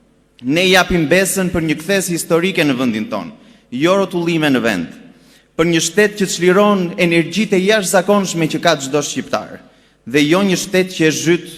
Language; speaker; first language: Albanian; native; Albanian